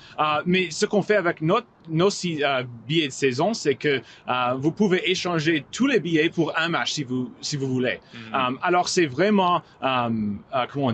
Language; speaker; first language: French; non-native, local second language; English